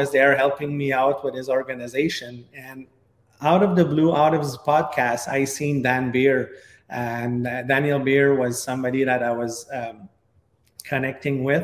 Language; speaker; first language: English; non-native, fluent; French